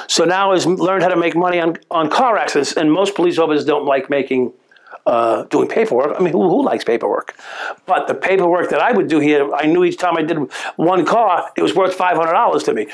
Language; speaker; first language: English; native; English